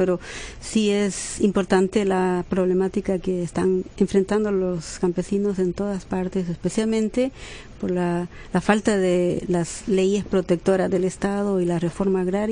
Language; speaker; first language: Spanish; native; Spanish